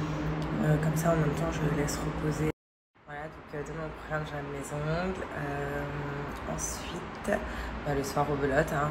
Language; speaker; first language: French; native; French